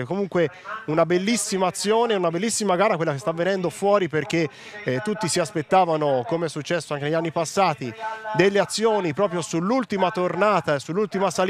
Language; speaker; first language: Italian; native; Italian